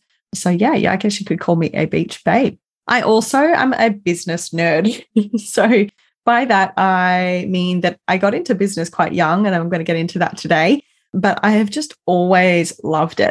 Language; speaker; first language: English; native; English